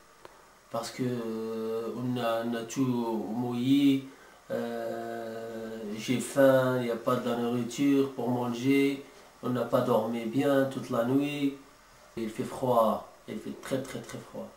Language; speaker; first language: French; non-native, learner; Arabic